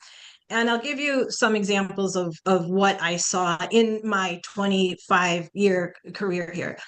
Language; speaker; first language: English; early bilingual, other home language; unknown